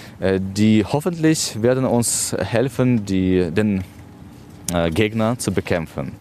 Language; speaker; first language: German; non-native, fluent; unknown